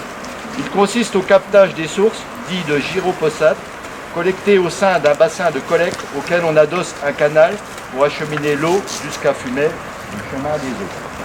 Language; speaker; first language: French; native; French